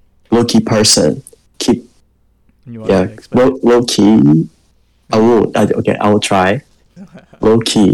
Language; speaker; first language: English; non-native, learner; Japanese